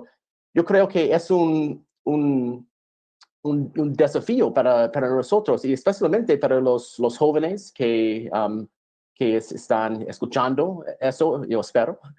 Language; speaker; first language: Spanish; non-native, fluent; English